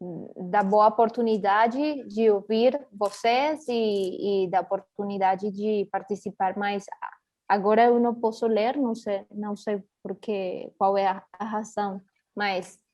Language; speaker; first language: Portuguese; early bilingual, heritage; Portuguese